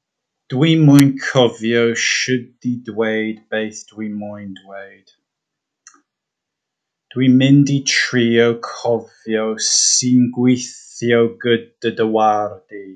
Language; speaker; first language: Welsh; non-native, learner; English